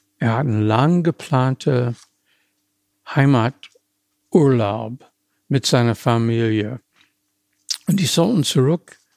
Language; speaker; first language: German; non-native, fluent; English